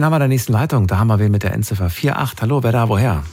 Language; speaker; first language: German; native; German